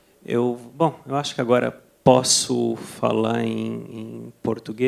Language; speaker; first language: Portuguese; non-native, fluent; Spanish